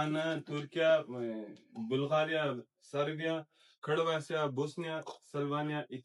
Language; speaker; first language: Italian; non-native, learner; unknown